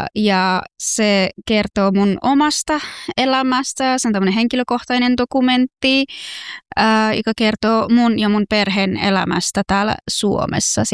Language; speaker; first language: Finnish; non-native, fluent; Persian